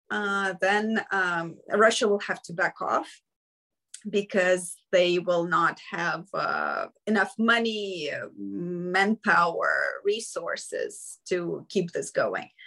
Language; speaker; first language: English; non-native, fluent; Ukrainian